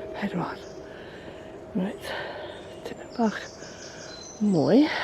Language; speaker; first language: Welsh; non-native, fluent; English